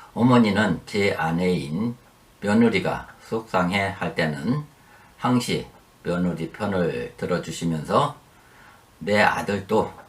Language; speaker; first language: Korean; native; Korean